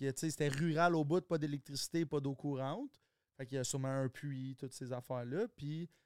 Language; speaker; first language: French; native; French